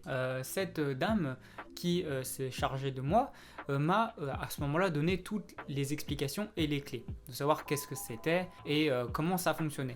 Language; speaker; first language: French; native; French